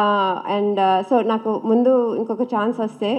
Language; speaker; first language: Telugu; early bilingual, heritage; Telugu